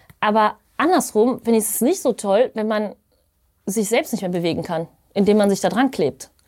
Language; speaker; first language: German; native; German